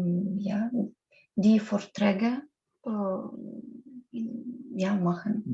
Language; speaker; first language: German; non-native, learner; Russian